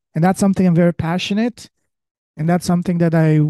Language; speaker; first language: English; early bilingual, other home language; French